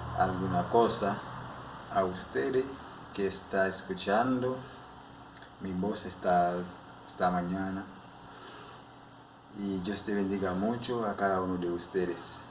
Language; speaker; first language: Spanish; non-native, learner; Haitian Creole